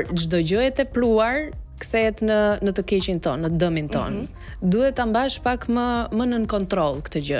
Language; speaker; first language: Albanian; native; Albanian